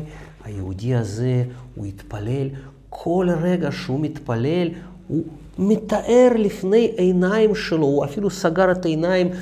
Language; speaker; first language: Hebrew; non-native, fluent; Russian